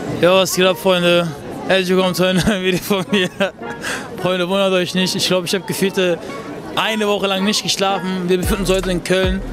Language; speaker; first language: German; early bilingual, other home language; Turkish